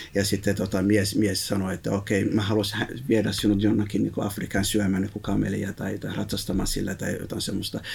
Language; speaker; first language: Finnish; early bilingual, other home language; Somali